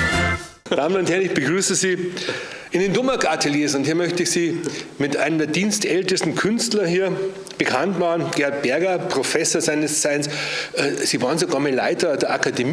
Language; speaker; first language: German; native; German